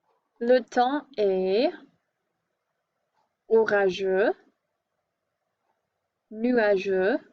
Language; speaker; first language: French; non-native, fluent; English